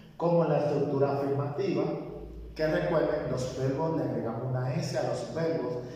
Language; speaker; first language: Spanish; native; Spanish